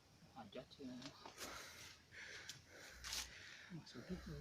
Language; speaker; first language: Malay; non-native, local second language; Sundanese